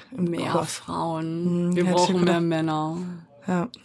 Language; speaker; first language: German; native; German